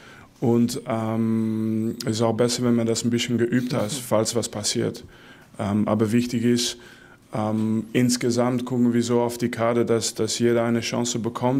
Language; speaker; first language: German; non-native, fluent; Dutch